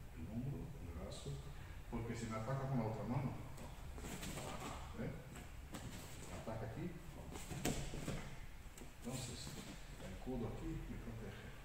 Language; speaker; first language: Spanish; non-native, fluent; Portuguese